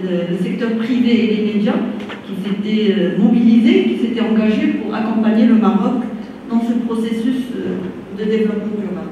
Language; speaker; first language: French; non-native, local second language; Arabic